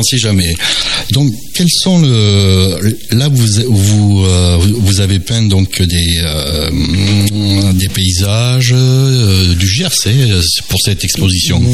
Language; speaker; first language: French; native; French